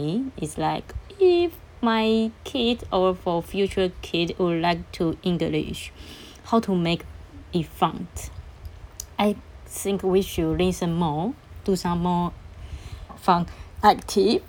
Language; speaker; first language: English; non-native, learner; Chinese